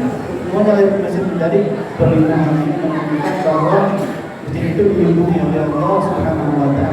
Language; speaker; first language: Indonesian; native; Indonesian